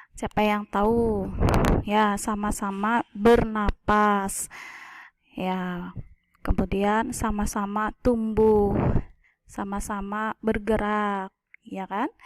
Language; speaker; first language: Indonesian; native; Indonesian